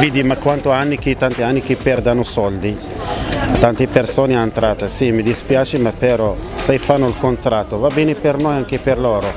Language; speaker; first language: Italian; non-native, learner; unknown